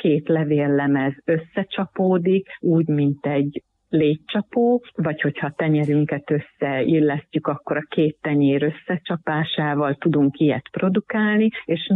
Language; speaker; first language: Hungarian; native; Hungarian